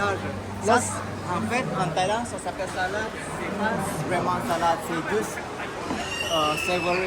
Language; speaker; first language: French; non-native, fluent; Thai